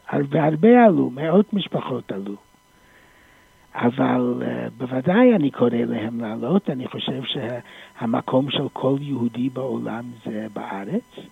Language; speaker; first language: Hebrew; non-native, fluent; English